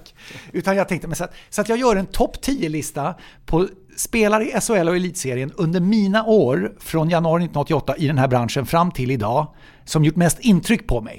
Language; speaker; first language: Swedish; native; Swedish